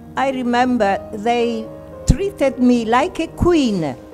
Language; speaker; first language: English; non-native, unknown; Italian